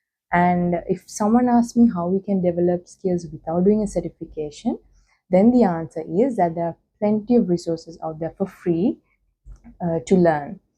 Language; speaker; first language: English; non-native, local second language; Sinhala